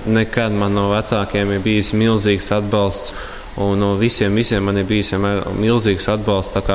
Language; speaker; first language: Latvian; native; Latvian